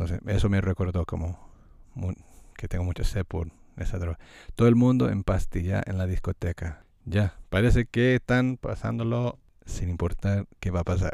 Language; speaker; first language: Spanish; non-native, fluent; English